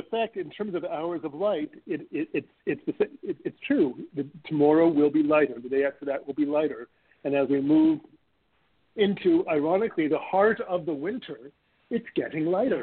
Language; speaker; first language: English; native; English